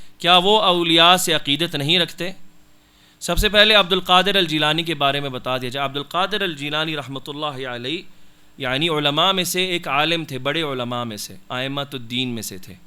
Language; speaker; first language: Urdu; non-native, local second language; Punjabi